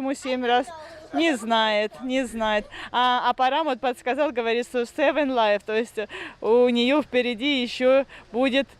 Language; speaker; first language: Russian; native; Russian